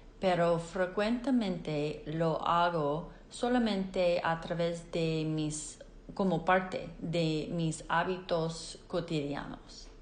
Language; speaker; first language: Spanish; non-native, fluent; English